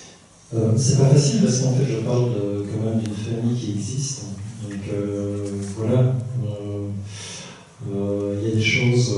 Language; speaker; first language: French; early bilingual, other home language; Korean